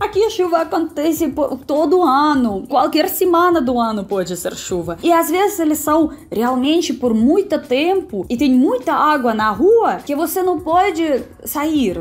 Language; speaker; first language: Portuguese; non-native, fluent; Russian